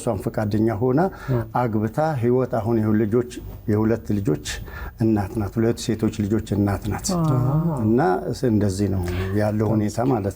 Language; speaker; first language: Amharic; native; Amharic